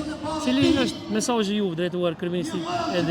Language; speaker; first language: Albanian; native; Albanian